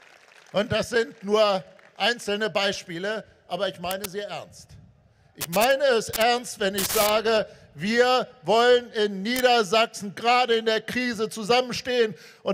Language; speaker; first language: German; native; German